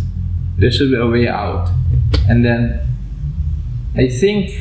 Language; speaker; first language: English; non-native, fluent; Indonesian